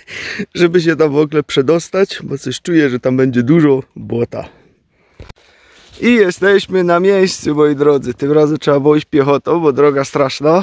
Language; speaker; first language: Polish; native; Polish